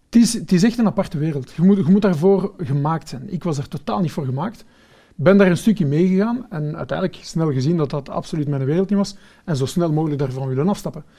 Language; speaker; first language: Dutch; early bilingual, other home language; Portuguese